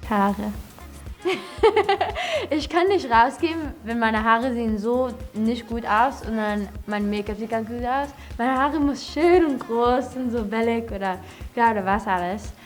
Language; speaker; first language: German; early bilingual, heritage; English